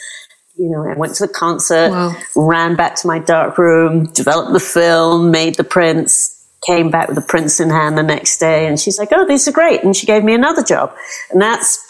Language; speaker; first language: English; native; English